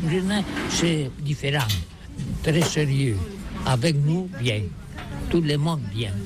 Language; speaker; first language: French; non-native, learner; Catalan